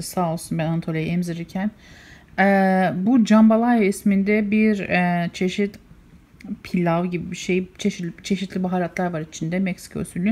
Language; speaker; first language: Turkish; native; Turkish